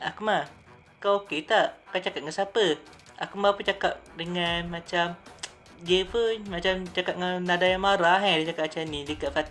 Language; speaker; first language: Malay; native; Malay